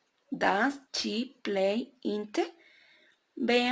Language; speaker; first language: English; non-native, learner; Spanish